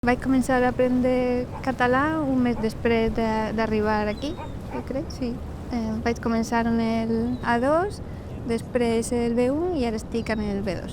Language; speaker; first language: Catalan; non-native, fluent; Spanish